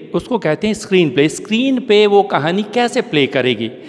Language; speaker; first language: Hindi; native; Hindi